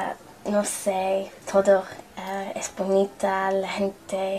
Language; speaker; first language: Spanish; non-native, learner; English